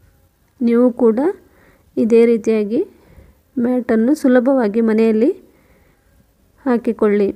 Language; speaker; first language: Kannada; native; Kannada